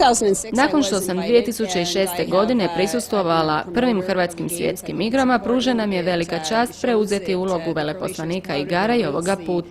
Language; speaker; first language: Croatian; native; Croatian